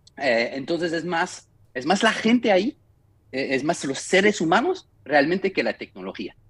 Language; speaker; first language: Spanish; non-native, fluent; French